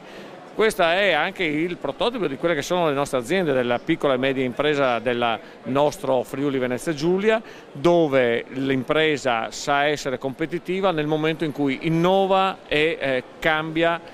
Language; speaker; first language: Italian; native; Italian